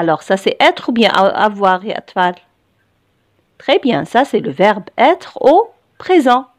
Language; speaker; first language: French; non-native, local second language; Arabic